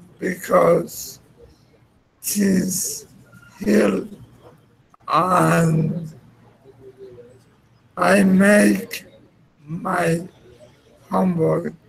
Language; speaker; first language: English; non-native, learner; Spanish